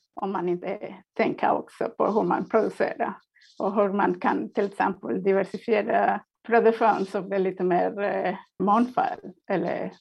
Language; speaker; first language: Swedish; non-native, fluent; Spanish